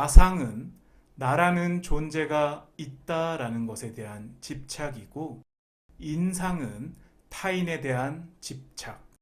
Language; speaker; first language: Korean; native; Korean